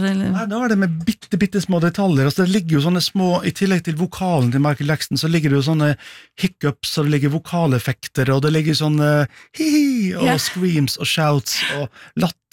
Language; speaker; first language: Norwegian; native; Norwegian